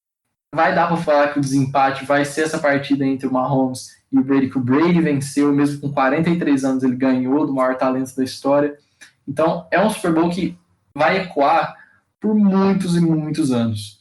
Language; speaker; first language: Portuguese; native; Portuguese